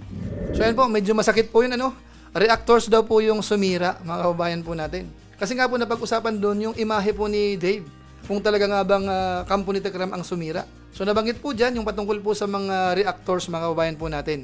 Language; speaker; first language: Filipino; native; Filipino